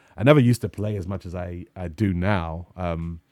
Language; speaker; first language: English; native; English